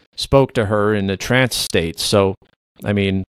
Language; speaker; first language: English; non-native, fluent; Low German